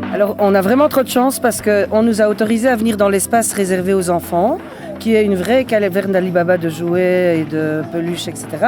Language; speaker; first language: French; native; French